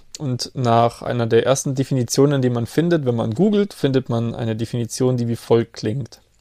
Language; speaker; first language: German; native; German